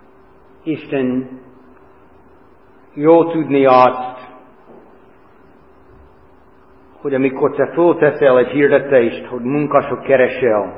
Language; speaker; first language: Hungarian; non-native, fluent; English